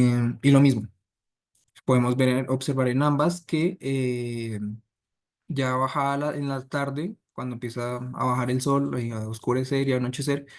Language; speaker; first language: Spanish; native; Spanish